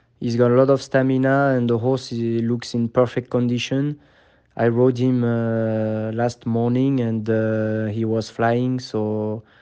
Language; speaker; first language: English; non-native, fluent; French